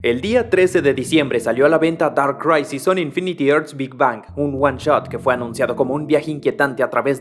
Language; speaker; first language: Spanish; native; Spanish